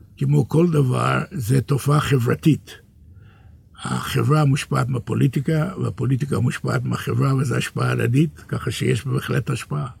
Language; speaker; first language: Hebrew; early bilingual, other home language; English